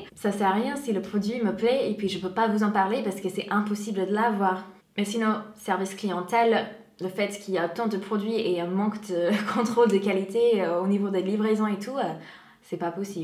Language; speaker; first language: French; non-native, fluent; English